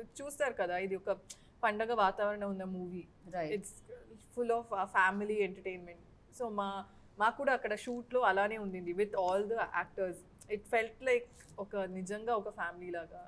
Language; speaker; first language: Telugu; non-native, fluent; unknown